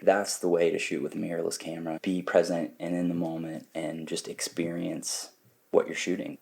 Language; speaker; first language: English; native; English